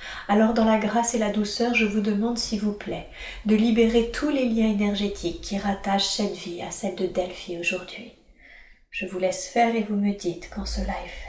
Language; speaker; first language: French; native; French